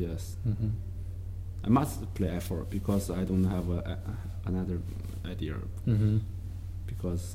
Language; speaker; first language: English; non-native, learner; Chinese